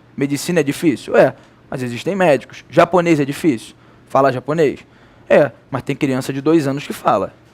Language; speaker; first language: Portuguese; native; Portuguese